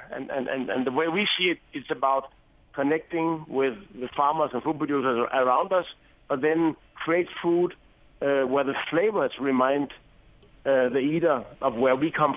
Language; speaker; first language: English; non-native, fluent; Danish